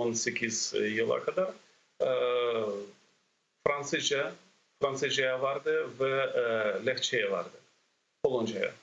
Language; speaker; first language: Turkish; non-native, fluent; Ukrainian